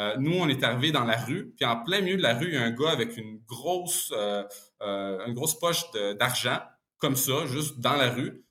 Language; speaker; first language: French; early bilingual, other home language; Bosnian